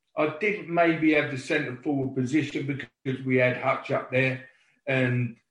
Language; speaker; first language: English; native; English